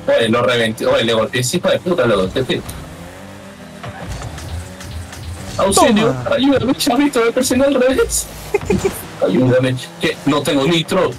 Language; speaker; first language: Spanish; native; Spanish